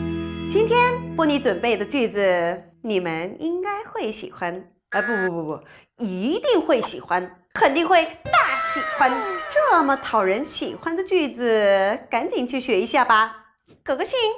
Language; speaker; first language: Chinese; non-native, fluent; Korean